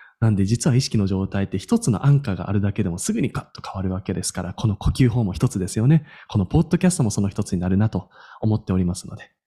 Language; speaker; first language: Japanese; native; Japanese